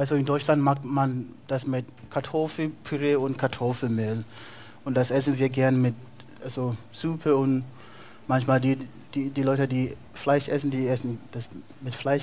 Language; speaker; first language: German; non-native, fluent; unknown